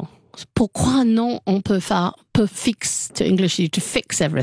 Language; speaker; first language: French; non-native, learner; English